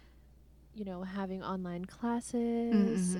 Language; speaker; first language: English; non-native, local second language; Cebuano